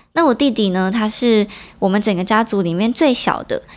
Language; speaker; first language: Chinese; non-native, local second language; Hakka Chinese